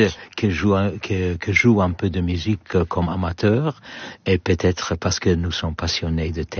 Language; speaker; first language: French; non-native, fluent; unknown